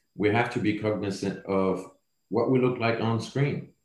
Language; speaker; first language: English; non-native, fluent; French